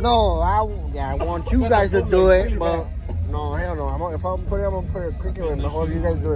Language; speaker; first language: English; early bilingual, other home language; Spanish